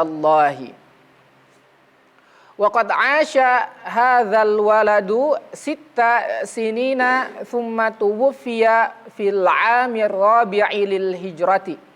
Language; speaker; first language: Arabic; non-native, fluent; Indonesian